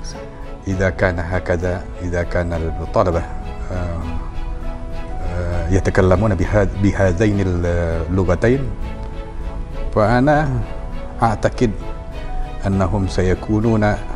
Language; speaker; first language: Arabic; non-native, learner; Indonesian